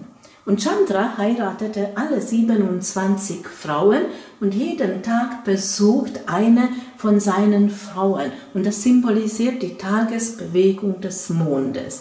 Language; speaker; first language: German; non-native, fluent; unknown